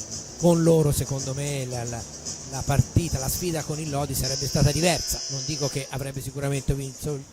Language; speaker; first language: Italian; native; Italian